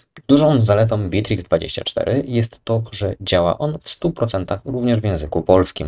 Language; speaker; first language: Polish; native; Polish